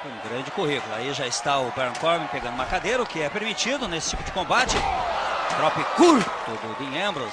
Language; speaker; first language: Portuguese; native; Portuguese